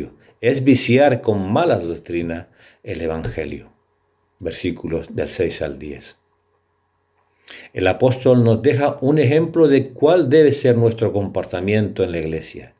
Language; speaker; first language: Spanish; native; Spanish